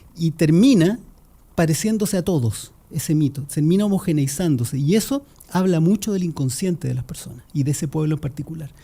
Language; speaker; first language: Spanish; native; Spanish